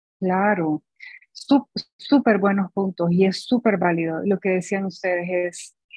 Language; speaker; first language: Spanish; native; Spanish